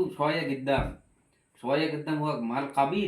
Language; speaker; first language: Arabic; non-native, learner; Bangla